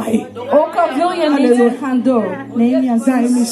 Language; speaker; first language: Dutch; non-native, learner; Lingala